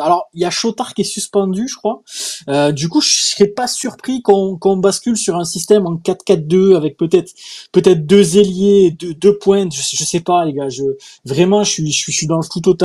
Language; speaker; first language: French; native; French